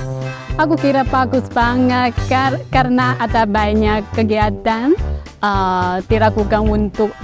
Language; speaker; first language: Indonesian; non-native, learner; Chinese